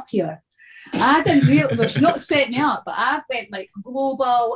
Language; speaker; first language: English; native; English